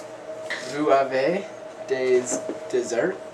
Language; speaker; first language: French; non-native, learner; English